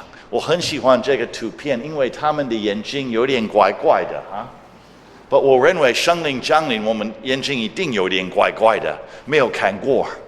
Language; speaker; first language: Chinese; non-native, fluent; English